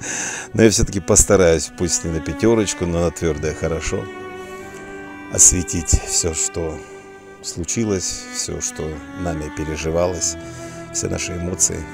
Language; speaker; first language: Russian; native; Russian